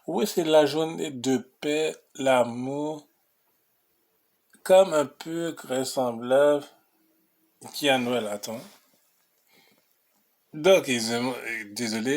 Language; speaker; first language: French; non-native, local second language; Haitian Creole